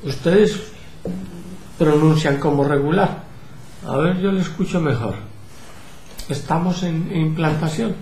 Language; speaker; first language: Spanish; native; Spanish